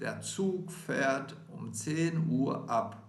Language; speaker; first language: German; non-native, fluent; Portuguese